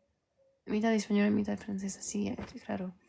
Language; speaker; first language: Spanish; early bilingual, heritage; French